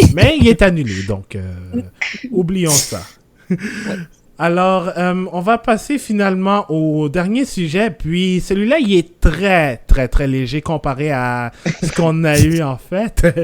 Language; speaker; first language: French; native; French